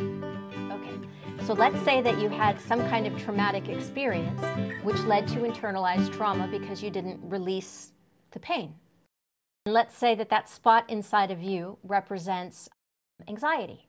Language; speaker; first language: English; native; English